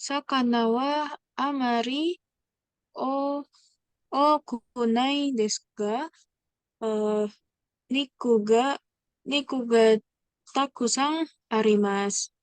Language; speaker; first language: Japanese; non-native, learner; Indonesian